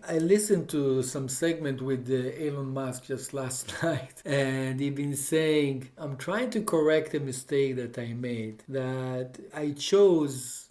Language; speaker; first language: English; non-native, fluent; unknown